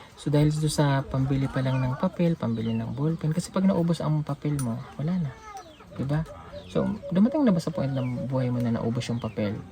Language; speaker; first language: Filipino; native; Filipino